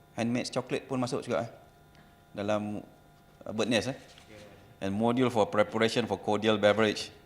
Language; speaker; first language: Malay; native; Malay